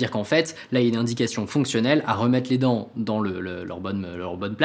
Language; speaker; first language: French; native; French